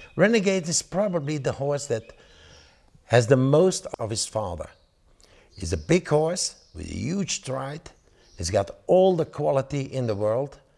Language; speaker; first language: English; non-native, fluent; Dutch